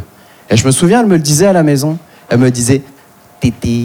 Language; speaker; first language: French; native; French